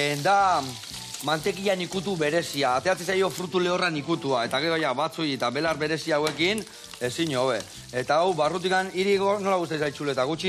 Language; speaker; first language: Basque; native; Basque